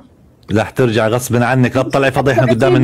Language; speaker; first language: Arabic; native; Arabic